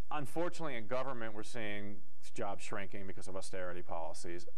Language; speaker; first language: English; native; English